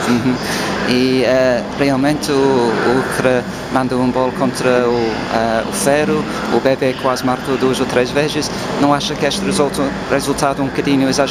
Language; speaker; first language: Portuguese; non-native, fluent; English